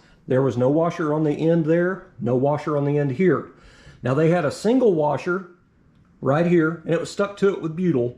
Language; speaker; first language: English; native; English